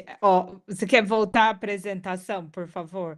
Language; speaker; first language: Portuguese; native; Portuguese